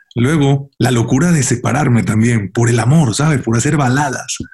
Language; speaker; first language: Spanish; native; Spanish